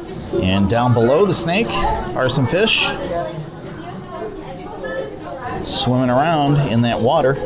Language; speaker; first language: English; native; English